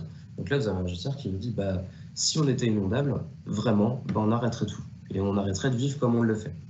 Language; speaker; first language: French; native; French